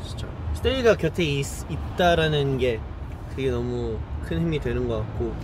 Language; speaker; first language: Korean; early bilingual, heritage; Korean